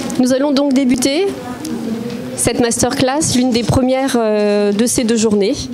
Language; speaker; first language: French; native; French